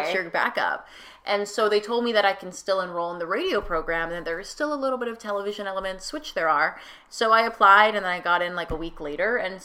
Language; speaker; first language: English; native; English